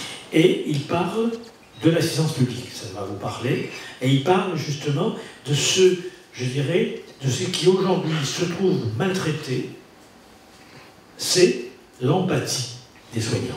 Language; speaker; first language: French; native; French